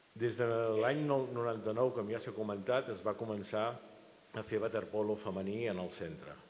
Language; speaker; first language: Catalan; native; Catalan